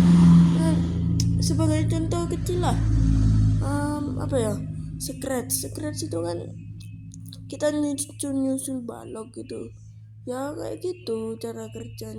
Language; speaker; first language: Indonesian; native; Indonesian